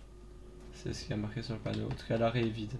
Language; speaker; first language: French; native; French